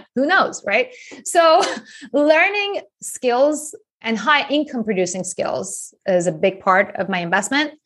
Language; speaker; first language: English; non-native, fluent; Persian